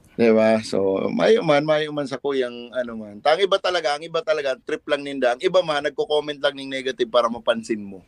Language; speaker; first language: Filipino; non-native, local second language; Bikol